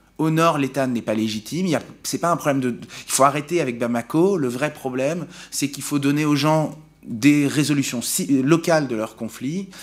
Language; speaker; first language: French; native; French